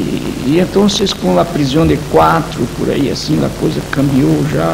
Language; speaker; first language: Spanish; non-native, fluent; Portuguese